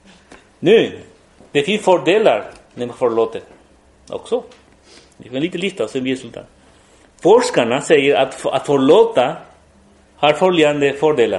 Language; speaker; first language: Swedish; non-native, fluent; Spanish